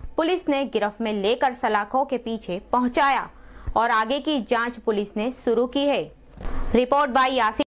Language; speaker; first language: Hindi; non-native, local second language; Gujarati